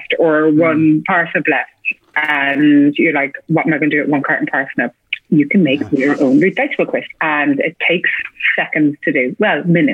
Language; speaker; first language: English; native; English